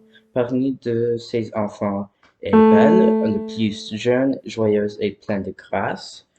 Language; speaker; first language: French; non-native, learner; English